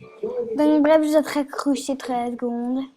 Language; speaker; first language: French; native; French